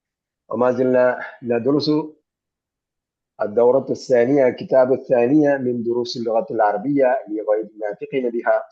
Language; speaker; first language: Arabic; non-native, fluent; Malayalam